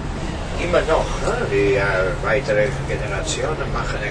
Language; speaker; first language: German; non-native, learner; Spanish